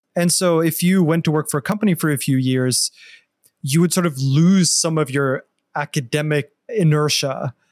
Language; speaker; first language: English; non-native, fluent; Norwegian